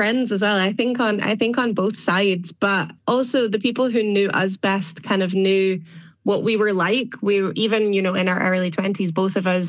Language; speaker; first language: English; native; English